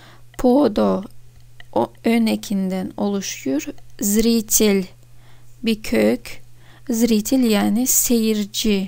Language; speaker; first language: Turkish; non-native, fluent; Russian